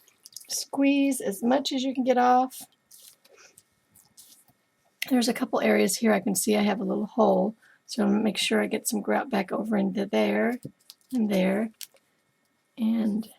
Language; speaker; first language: English; native; English